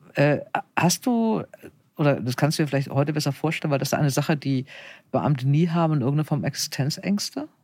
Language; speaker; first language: German; native; German